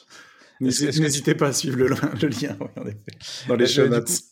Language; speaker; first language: French; native; French